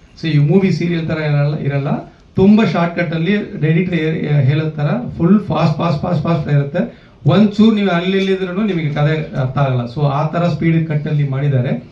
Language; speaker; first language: Kannada; native; Kannada